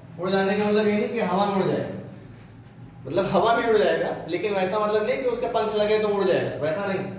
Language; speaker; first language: Hindi; native; Hindi